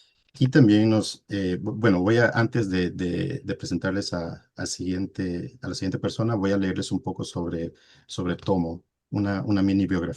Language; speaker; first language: Spanish; native; Spanish